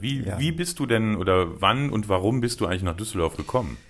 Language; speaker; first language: German; native; German